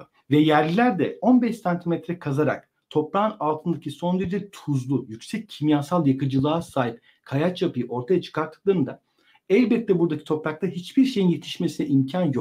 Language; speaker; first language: Turkish; native; Turkish